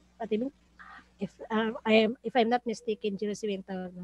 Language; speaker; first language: English; non-native, local second language; Cebuano